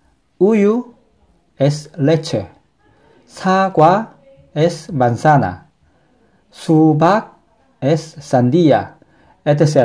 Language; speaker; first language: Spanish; non-native, fluent; Korean